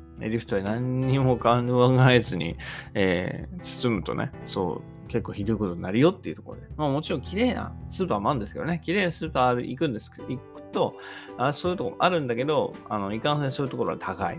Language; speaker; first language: Japanese; native; Japanese